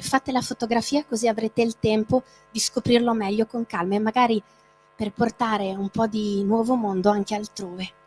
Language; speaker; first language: Italian; native; Italian